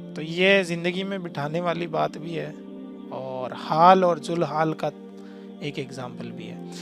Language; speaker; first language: Urdu; native; Urdu